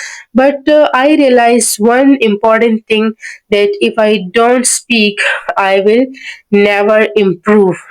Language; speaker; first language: English; non-native, learner; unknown